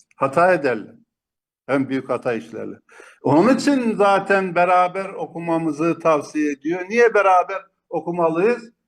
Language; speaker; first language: Turkish; native; Turkish